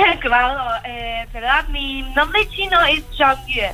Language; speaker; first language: Spanish; non-native, fluent; Chinese